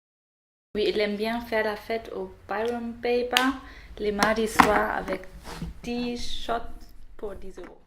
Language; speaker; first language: French; non-native, learner; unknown